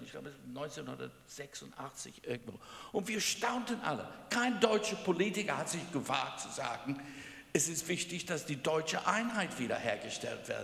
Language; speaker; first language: German; non-native, fluent; English